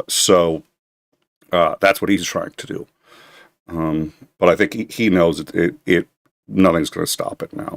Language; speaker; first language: English; native; English